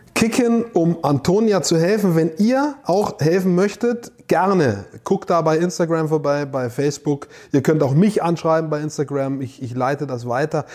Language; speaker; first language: German; native; German